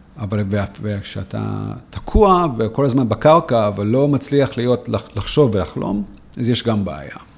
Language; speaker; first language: Hebrew; non-native, fluent; English